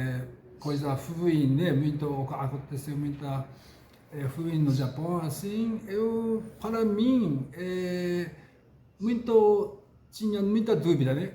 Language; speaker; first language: Portuguese; non-native, learner; Japanese